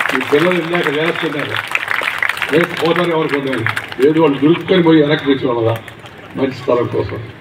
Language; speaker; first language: Telugu; native; Telugu